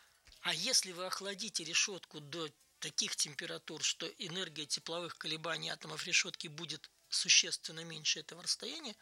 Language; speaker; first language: Russian; native; Russian